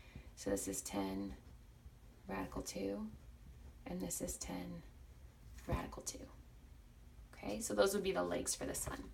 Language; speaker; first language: English; native; English